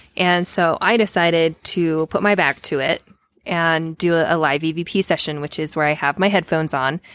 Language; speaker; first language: English; native; English